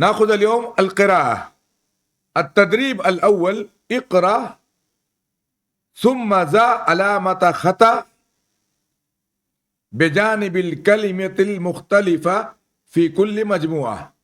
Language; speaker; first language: Arabic; non-native, fluent; Urdu